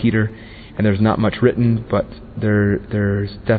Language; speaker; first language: English; native; English